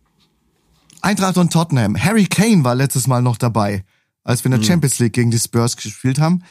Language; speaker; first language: German; native; German